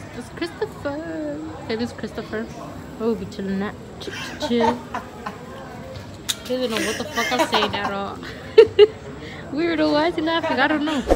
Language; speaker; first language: English; early bilingual, other home language; Spanish